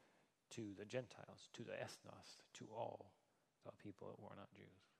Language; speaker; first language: English; non-native, fluent; Danish